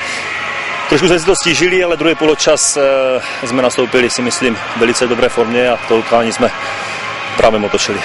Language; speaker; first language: Czech; native; Czech